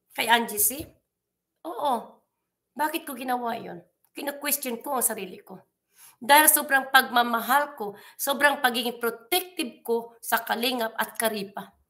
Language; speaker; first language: Filipino; non-native, local second language; Cebuano